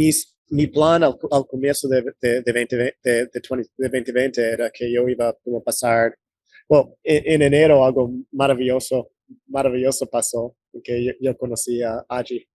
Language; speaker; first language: Spanish; non-native, fluent; English